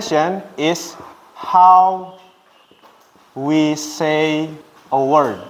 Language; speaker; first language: English; non-native, learner; Indonesian